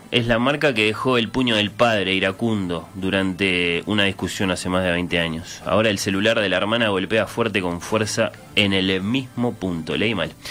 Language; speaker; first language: Spanish; native; Spanish